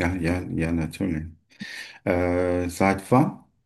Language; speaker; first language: German; non-native, learner; Turkish